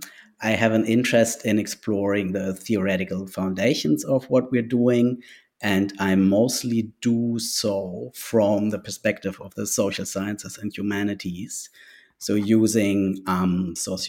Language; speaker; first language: English; non-native, fluent; German